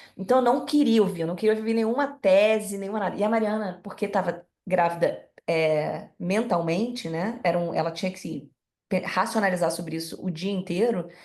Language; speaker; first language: Portuguese; native; Portuguese